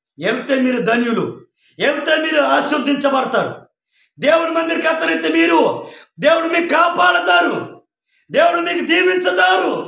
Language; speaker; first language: Telugu; non-native, local second language; Koya